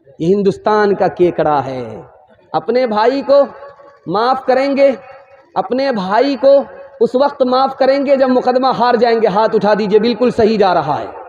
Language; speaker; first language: Urdu; non-native, local second language; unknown